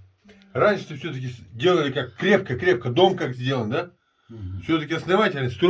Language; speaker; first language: Russian; native; Russian